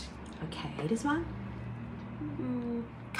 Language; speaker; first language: English; non-native, fluent; Thai